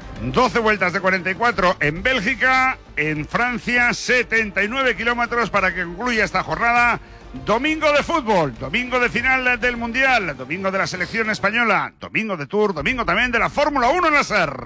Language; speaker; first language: Spanish; native; Spanish